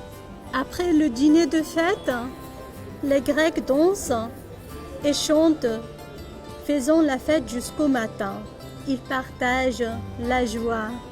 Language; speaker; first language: French; non-native, local second language; Arabic